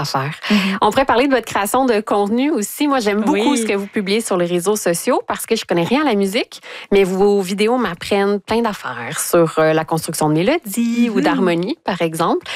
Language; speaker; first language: French; native; French